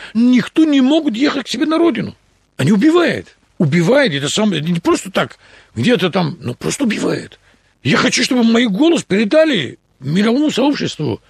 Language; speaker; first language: Russian; non-native, local second language; Talysh